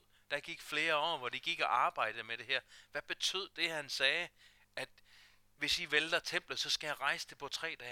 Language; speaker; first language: Danish; native; Danish